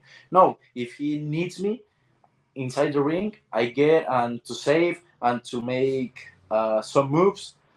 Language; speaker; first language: English; non-native, learner; Spanish